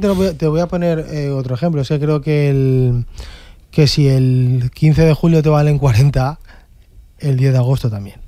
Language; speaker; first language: Spanish; native; Spanish